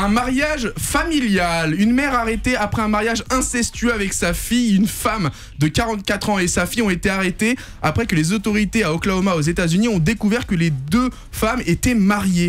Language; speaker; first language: French; native; French